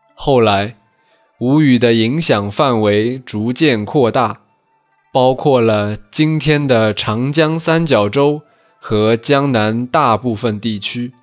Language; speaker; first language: Chinese; non-native, local second language; Wu Chinese